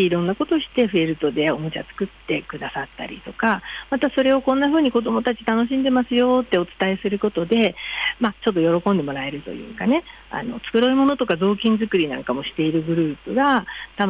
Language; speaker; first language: Japanese; native; Japanese